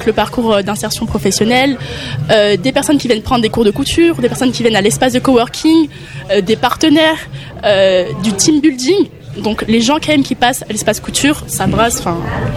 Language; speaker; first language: French; native; French